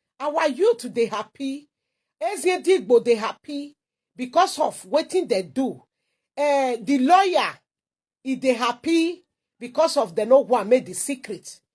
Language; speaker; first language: Nigerian Pidgin; non-native, local second language; Igbo